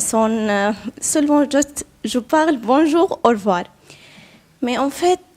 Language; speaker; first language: French; non-native, learner; Arabic